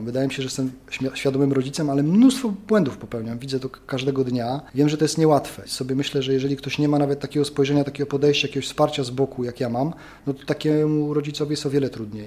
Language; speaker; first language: Polish; native; Polish